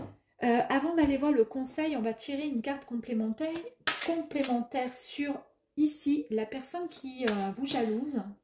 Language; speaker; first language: French; native; French